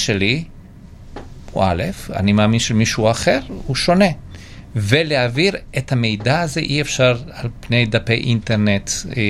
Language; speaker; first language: Hebrew; non-native, fluent; Georgian